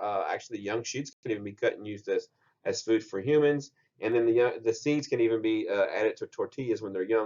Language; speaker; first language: English; native; English